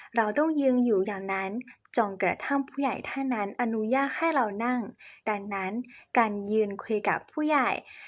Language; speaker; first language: Thai; non-native, fluent; Chinese